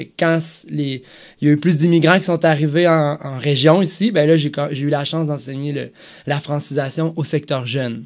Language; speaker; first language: French; native; French